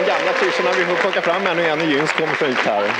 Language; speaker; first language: Swedish; native; Swedish